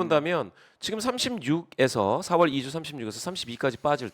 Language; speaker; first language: Korean; native; Korean